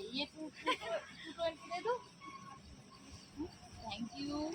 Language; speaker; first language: Hindi; non-native, local second language; Bangla